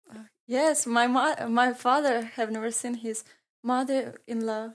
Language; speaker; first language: English; non-native, learner; Ingush